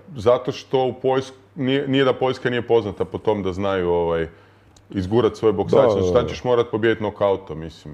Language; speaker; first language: Croatian; native; Croatian